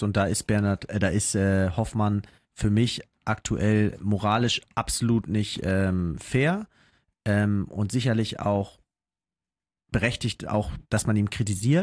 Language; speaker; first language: German; native; German